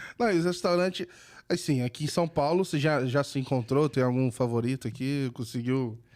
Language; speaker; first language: Portuguese; native; Portuguese